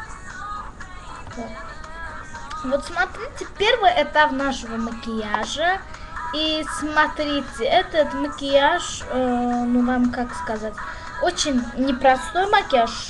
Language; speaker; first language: Russian; non-native, learner; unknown